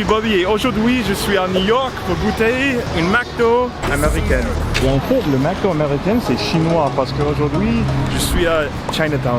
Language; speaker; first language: French; non-native, learner; English